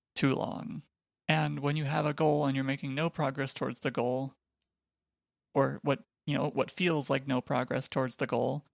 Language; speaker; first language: English; native; English